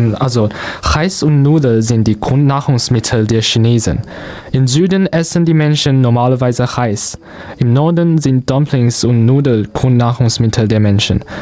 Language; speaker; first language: German; non-native, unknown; Chinese